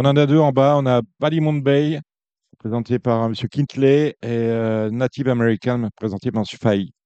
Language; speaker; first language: French; native; French